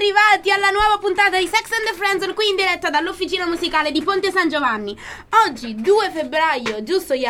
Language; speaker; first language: Italian; native; Italian